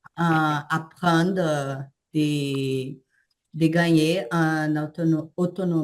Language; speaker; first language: French; non-native, learner; Portuguese